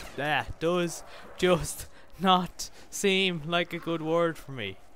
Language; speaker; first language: English; native; English